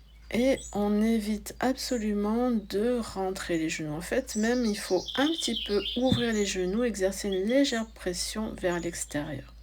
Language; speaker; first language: French; native; French